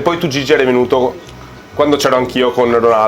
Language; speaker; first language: Italian; native; Italian